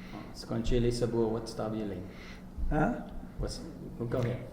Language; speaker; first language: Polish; early bilingual, heritage; Polish